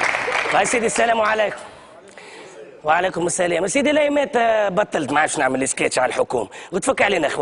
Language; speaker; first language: Arabic; native; Arabic